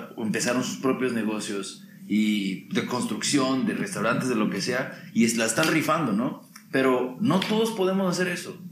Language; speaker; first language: Spanish; early bilingual, heritage; Spanish